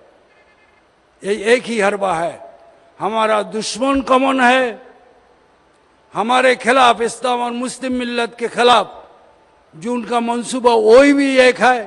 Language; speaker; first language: Urdu; non-native, fluent; Bangla